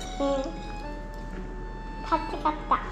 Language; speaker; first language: Korean; early bilingual, heritage; Korean